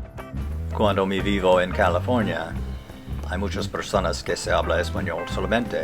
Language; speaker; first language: Spanish; non-native, learner; English